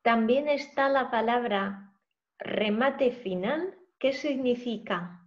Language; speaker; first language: Spanish; non-native, fluent; Russian